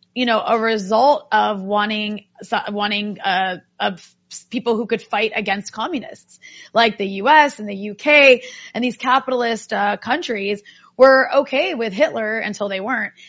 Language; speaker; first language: English; native; English